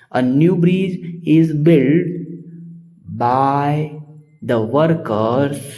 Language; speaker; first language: English; non-native, local second language; Gujarati